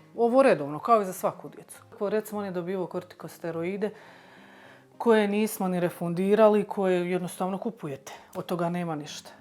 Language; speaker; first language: Bosnian; native; Bosnian